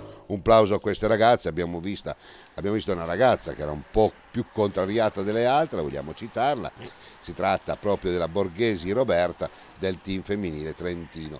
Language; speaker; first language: Italian; native; Italian